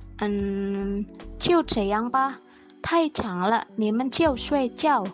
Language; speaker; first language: Chinese; non-native, learner; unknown